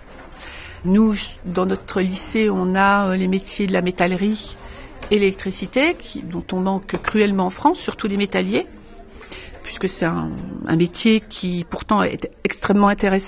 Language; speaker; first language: French; native; French